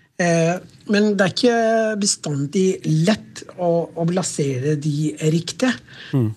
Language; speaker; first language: Norwegian; non-native, fluent; Somali